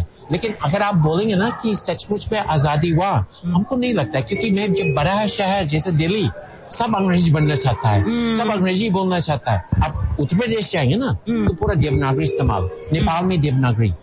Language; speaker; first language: Hindi; non-native, fluent; English